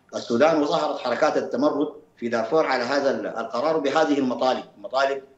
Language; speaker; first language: Arabic; native; Arabic